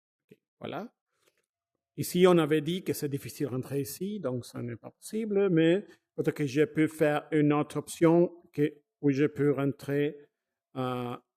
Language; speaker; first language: French; non-native, fluent; Spanish